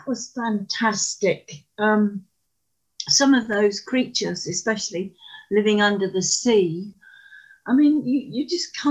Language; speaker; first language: English; native; English